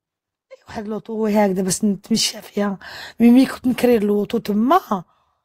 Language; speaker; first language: Arabic; early bilingual, heritage; French